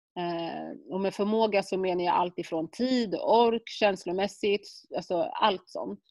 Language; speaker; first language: Swedish; native; Swedish